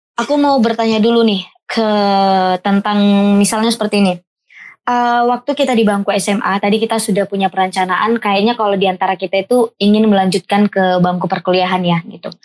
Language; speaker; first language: Indonesian; native; Indonesian